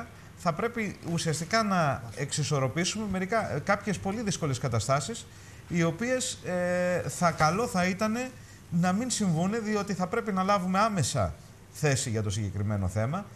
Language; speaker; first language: Greek; native; Greek